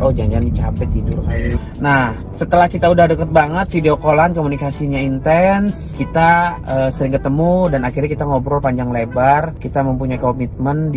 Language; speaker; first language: Indonesian; native; Indonesian